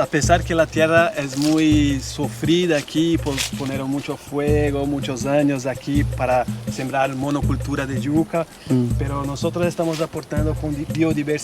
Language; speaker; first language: Spanish; non-native, fluent; Portuguese